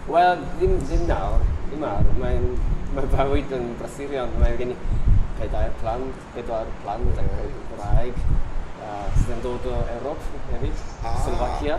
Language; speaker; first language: Welsh; non-native, learner; Japanese